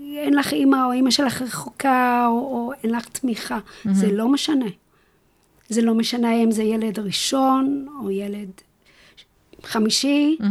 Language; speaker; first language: Hebrew; non-native, fluent; English